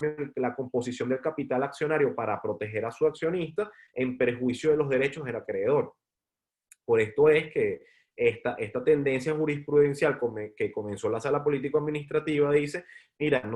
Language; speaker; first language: Spanish; native; Spanish